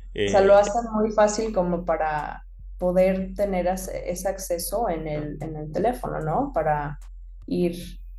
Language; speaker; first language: Spanish; early bilingual, heritage; Spanish